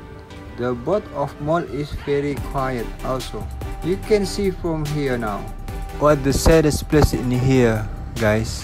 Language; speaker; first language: English; non-native, learner; Indonesian